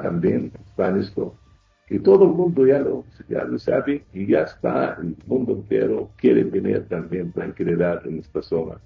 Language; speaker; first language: Spanish; non-native, fluent; Arabic